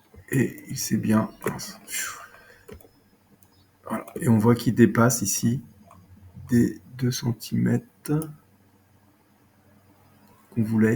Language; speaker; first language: French; native; French